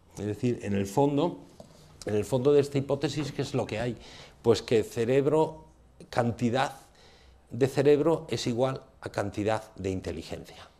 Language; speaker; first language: Spanish; native; Spanish